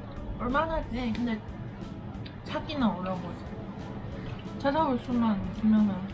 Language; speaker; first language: Korean; early bilingual, heritage; Korean